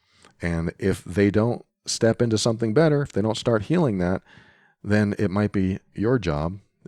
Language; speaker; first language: English; native; English